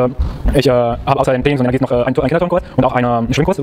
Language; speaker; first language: German; non-native, learner; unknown